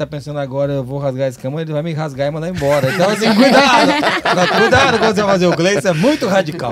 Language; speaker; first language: Portuguese; native; Portuguese